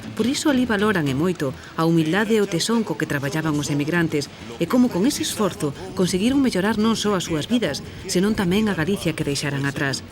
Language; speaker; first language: Galician; native; Galician